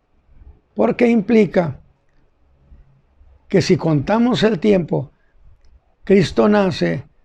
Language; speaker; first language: Spanish; native; Spanish